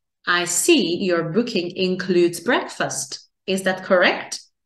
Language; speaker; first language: English; non-native, fluent; Czech